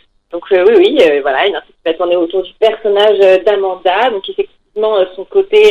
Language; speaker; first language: French; native; French